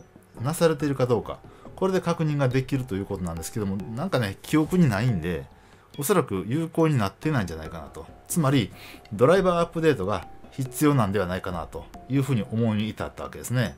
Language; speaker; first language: Japanese; native; Japanese